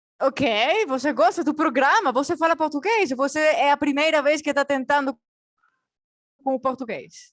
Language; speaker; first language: Portuguese; non-native, fluent; Spanish